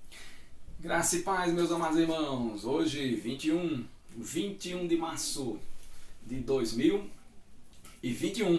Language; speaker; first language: Portuguese; native; Portuguese